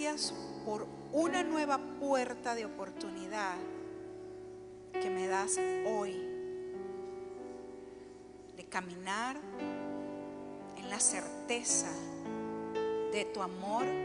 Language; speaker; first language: Spanish; native; Spanish